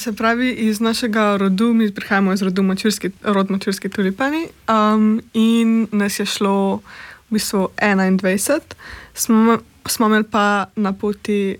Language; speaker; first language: Slovenian; native; Slovenian